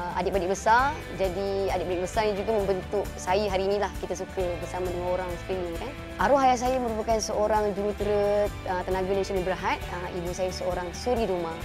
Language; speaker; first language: Malay; native; Malay